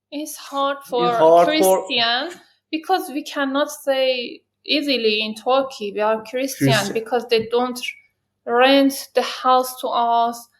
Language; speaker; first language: English; non-native, learner; Persian